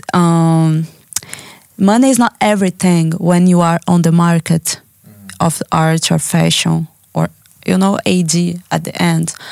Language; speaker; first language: English; non-native, learner; Portuguese